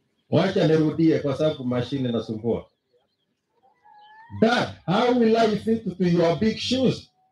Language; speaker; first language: English; non-native, local second language; Kalenjin